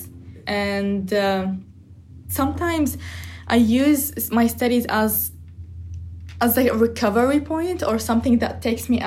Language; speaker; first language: English; non-native, fluent; Arabic